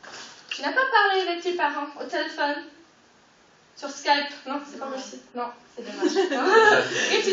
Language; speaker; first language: French; non-native, fluent; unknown